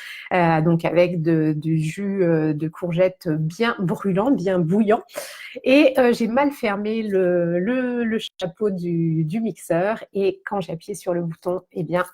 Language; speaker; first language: French; native; French